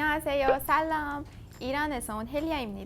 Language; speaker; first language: Korean; non-native, fluent; Persian